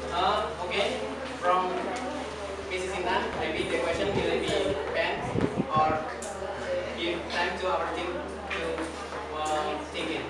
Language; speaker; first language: English; non-native, learner; Indonesian